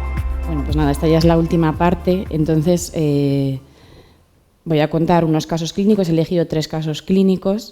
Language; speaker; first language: Spanish; native; Spanish